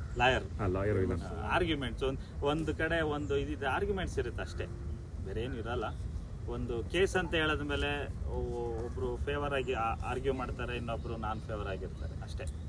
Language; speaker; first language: Kannada; native; Kannada